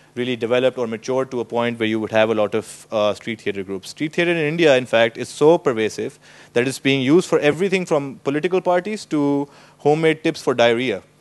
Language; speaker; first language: English; non-native, local second language; Urdu